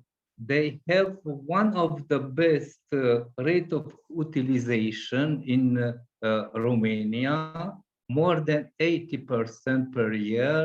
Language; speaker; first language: English; non-native, fluent; Hungarian